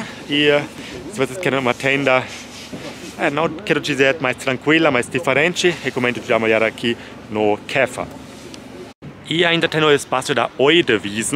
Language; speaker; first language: Portuguese; non-native, fluent; German